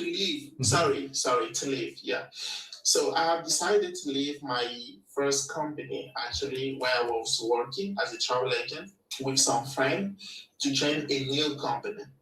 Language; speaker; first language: English; non-native, learner; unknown